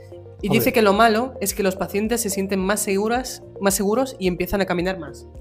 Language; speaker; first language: Spanish; native; Spanish